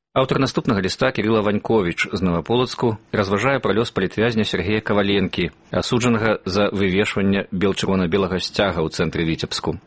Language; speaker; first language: Belarusian; native; Belarusian